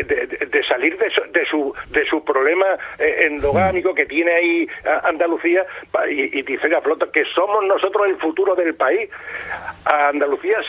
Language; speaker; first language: Spanish; native; Spanish